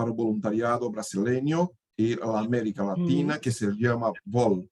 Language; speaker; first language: Spanish; non-native, fluent; Portuguese